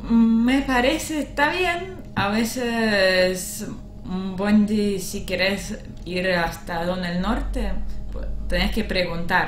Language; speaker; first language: Spanish; non-native, learner; Russian